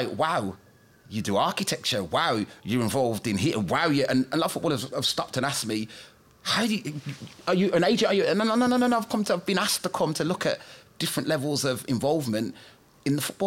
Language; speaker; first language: English; native; English